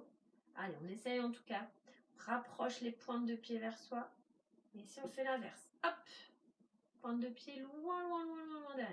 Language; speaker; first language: French; native; French